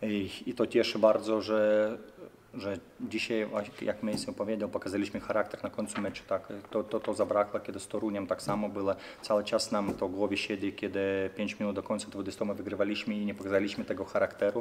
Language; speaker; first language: Polish; non-native, fluent; Lithuanian